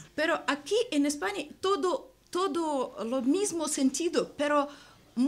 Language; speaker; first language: Spanish; non-native, learner; Russian